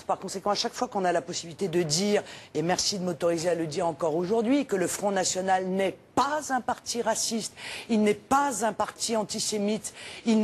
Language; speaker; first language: French; native; French